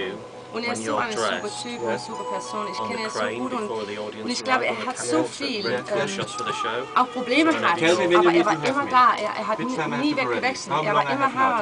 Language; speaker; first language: German; non-native, learner; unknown